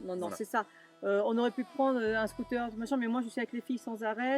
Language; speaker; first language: French; native; French